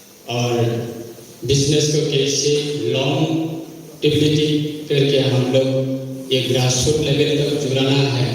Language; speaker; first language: Hindi; non-native, local second language; Kok Borok